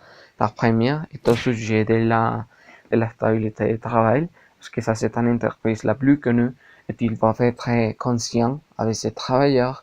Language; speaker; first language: French; non-native, learner; Spanish